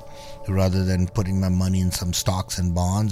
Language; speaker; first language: English; non-native, local second language; Punjabi